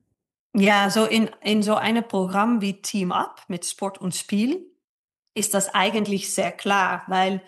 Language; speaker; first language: German; non-native, fluent; Dutch